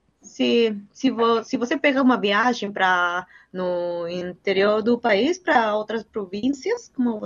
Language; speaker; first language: Portuguese; non-native, learner; Spanish